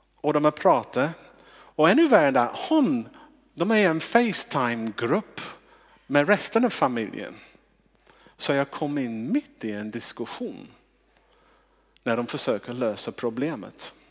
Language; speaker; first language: Swedish; non-native, fluent; English